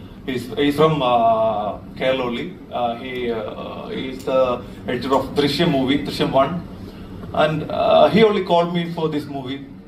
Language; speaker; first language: English; non-native, local second language; Malayalam